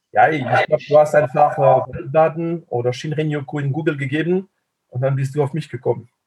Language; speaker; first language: German; non-native, fluent; French